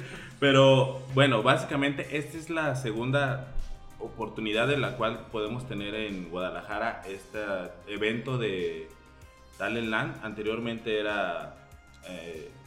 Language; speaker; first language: Spanish; native; Spanish